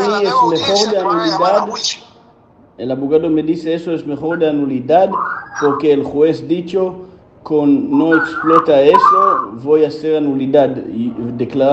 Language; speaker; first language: Spanish; non-native, learner; Hebrew